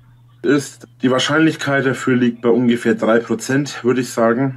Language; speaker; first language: German; native; German